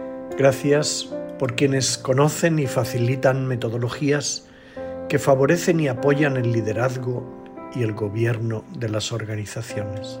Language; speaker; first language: Spanish; native; Spanish